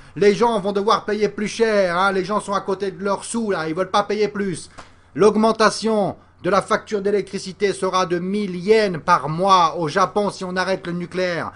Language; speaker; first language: French; native; French